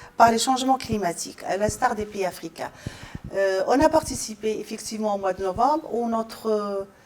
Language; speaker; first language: French; non-native, local second language; Arabic